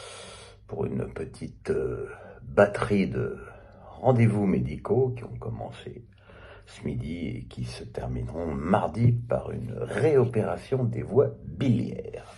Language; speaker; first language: French; native; French